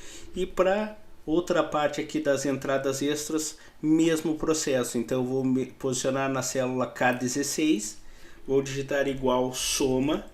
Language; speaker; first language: Portuguese; native; Portuguese